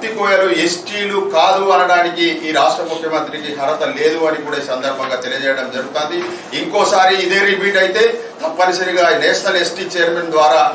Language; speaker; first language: Telugu; non-native, local second language; Gondi